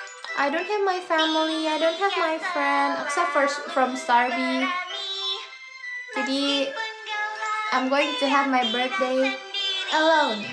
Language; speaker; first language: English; non-native, fluent; Indonesian